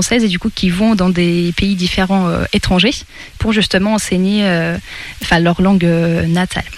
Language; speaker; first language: French; non-native, fluent; Russian